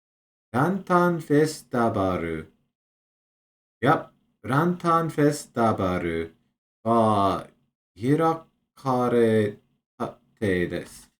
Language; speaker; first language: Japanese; non-native, learner; English